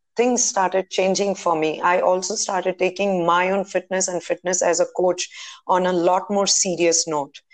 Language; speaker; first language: English; non-native, local second language; Hindi